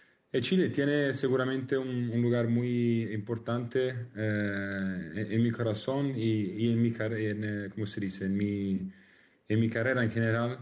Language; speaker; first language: Spanish; non-native, learner; Italian